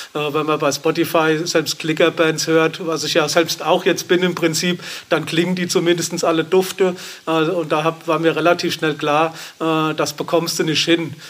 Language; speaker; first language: German; native; German